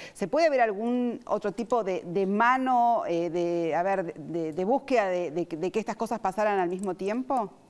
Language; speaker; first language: Spanish; native; Spanish